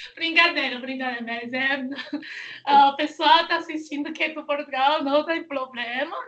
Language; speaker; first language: Portuguese; non-native, fluent; Chinese